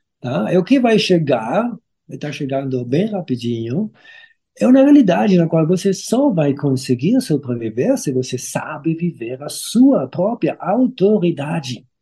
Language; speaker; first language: Portuguese; non-native, fluent; German